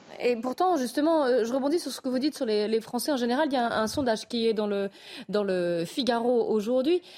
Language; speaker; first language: French; native; French